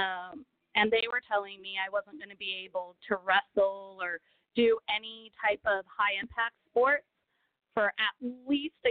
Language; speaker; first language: English; non-native, fluent; Portuguese